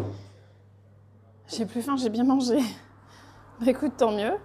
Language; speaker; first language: French; native; French